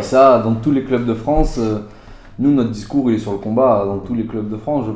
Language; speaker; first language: French; native; French